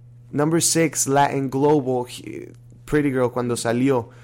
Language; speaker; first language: Spanish; native; Spanish